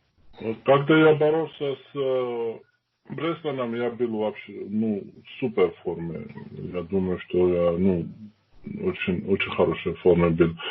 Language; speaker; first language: Russian; non-native, fluent; Georgian